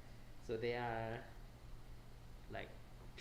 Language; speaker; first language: English; non-native, fluent; Thai